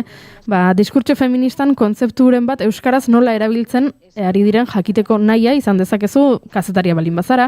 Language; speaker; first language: Basque; native; Basque